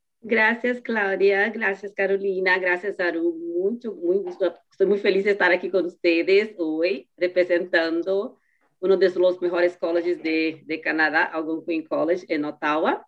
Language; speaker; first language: Spanish; non-native, learner; Portuguese